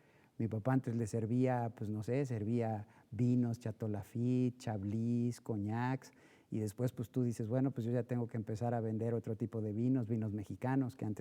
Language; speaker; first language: Spanish; native; Spanish